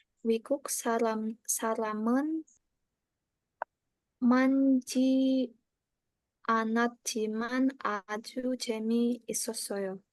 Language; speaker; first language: Korean; non-native, learner; Indonesian